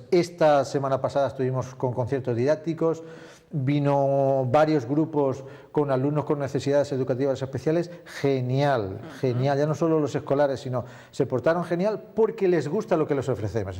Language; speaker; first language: Spanish; native; Spanish